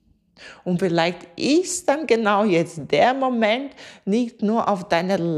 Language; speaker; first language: German; non-native, fluent; Latvian